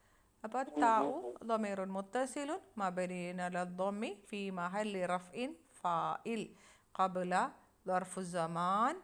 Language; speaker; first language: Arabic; non-native, fluent; Malayalam